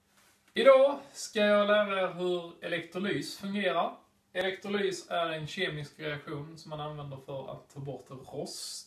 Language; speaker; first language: Swedish; native; Swedish